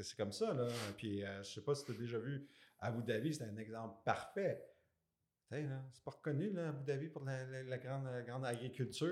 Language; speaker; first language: French; native; French